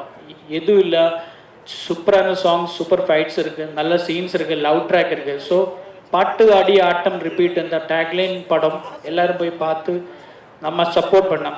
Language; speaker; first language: Tamil; non-native, learner; Malayalam